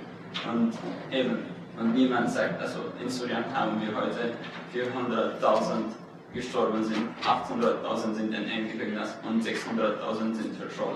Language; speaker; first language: German; non-native, learner; Arabic